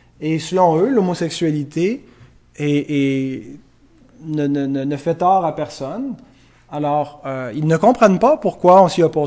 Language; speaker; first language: French; native; French